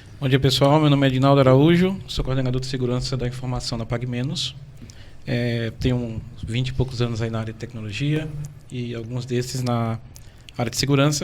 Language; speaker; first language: Portuguese; native; Portuguese